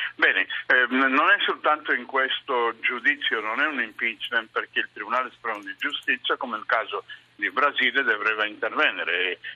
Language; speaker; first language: Italian; non-native, learner; Spanish